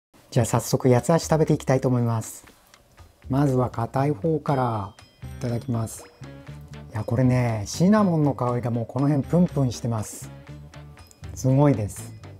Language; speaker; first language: Japanese; native; Japanese